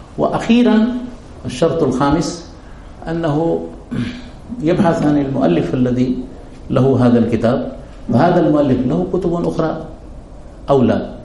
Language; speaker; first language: Arabic; non-native, fluent; Urdu